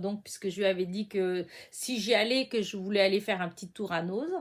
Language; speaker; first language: French; native; French